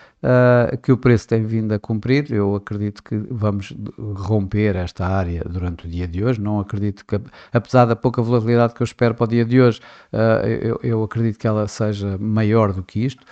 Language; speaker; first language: Portuguese; native; Portuguese